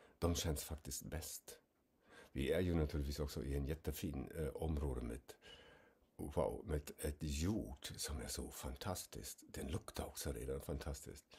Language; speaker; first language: Swedish; non-native, fluent; German